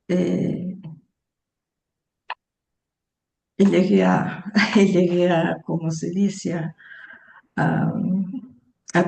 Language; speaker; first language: Spanish; early bilingual, heritage; Portuguese